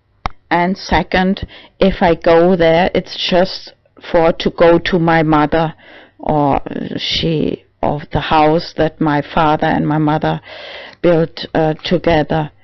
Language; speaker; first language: English; non-native, learner; German